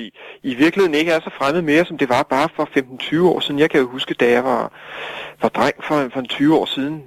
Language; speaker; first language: Danish; native; Danish